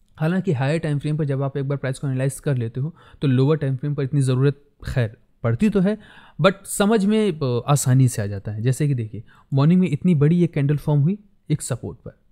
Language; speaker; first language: Hindi; native; Hindi